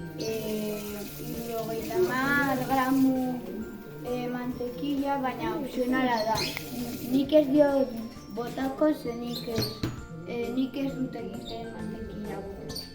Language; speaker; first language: Basque; non-native, local second language; Spanish